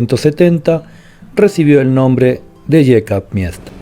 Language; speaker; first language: Spanish; native; Spanish